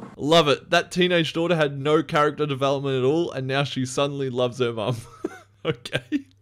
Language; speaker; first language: English; native; English